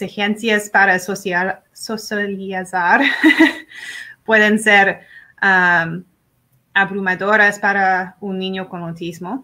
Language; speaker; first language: Spanish; non-native, learner; English